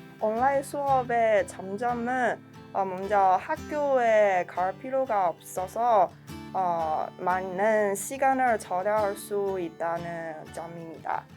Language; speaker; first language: Korean; non-native, learner; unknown